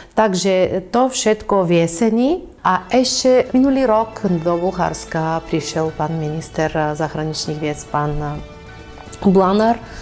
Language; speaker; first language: Slovak; non-native, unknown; Bulgarian